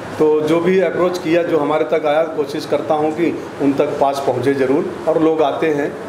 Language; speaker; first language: Hindi; native; Hindi